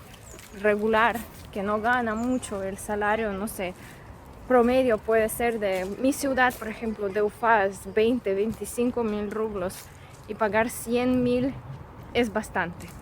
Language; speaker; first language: Spanish; non-native, fluent; Russian